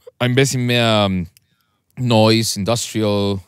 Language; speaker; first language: German; non-native, learner; Spanish